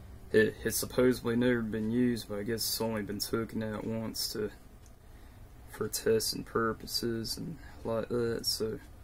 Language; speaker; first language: English; native; English